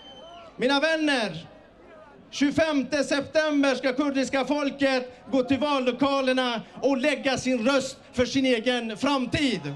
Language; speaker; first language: Swedish; early bilingual, other home language; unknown